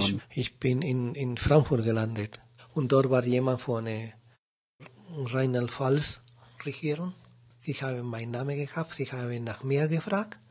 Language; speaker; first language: German; non-native, learner; Spanish